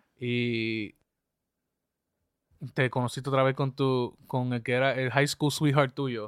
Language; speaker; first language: Spanish; early bilingual, other home language; English